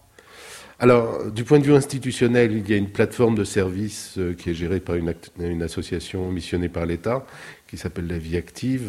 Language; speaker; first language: French; native; French